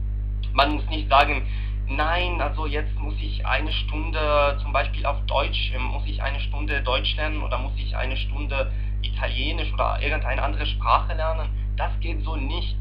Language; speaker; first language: German; non-native, learner; Arabic